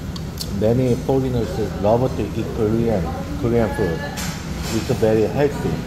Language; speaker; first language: English; non-native, learner; Korean